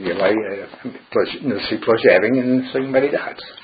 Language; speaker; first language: Italian; early bilingual, heritage; Friulian